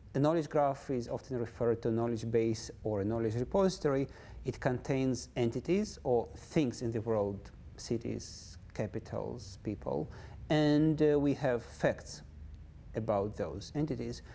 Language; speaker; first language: English; non-native, fluent; Russian